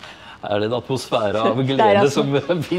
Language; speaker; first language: Norwegian; native; Norwegian